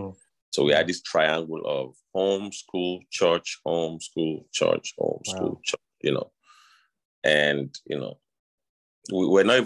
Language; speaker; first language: English; non-native, local second language; Yoruba